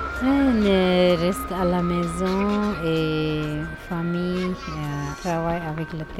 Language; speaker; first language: French; non-native, learner; Tibetan